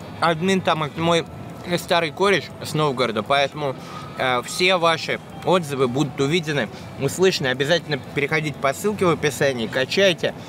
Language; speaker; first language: Russian; native; Russian